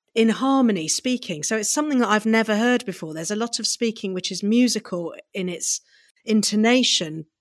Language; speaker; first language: English; native; English